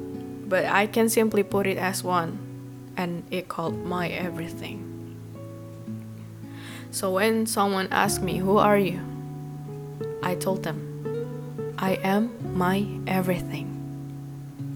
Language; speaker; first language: English; non-native, fluent; Indonesian